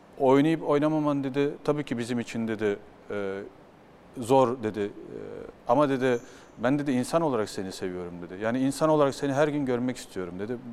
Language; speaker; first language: Turkish; early bilingual, heritage; Turkish